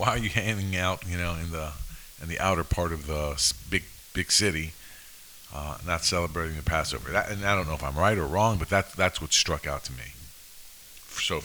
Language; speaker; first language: English; native; English